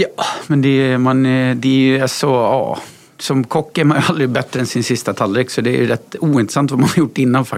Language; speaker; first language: Swedish; native; Swedish